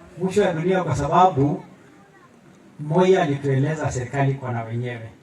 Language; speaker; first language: Swahili; non-native, local second language; Masai